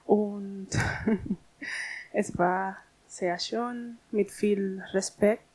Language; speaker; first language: German; non-native, learner; Spanish